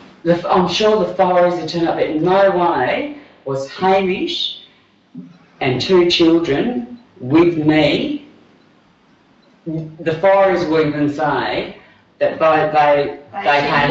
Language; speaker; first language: English; native; English